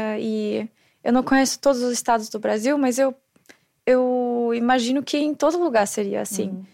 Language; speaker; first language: Portuguese; non-native, fluent; German